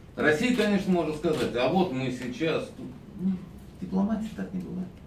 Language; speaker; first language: Russian; native; Russian